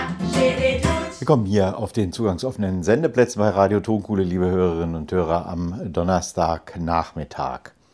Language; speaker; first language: German; native; German